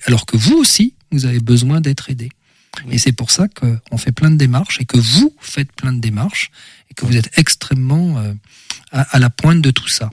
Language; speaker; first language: French; native; French